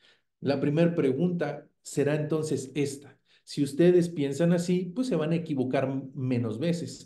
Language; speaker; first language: Spanish; native; Spanish